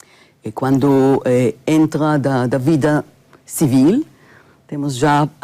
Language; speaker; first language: Portuguese; non-native, fluent; Hebrew